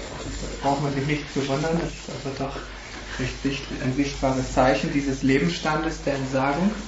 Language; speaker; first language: German; native; German